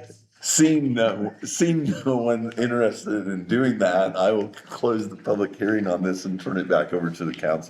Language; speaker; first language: English; native; English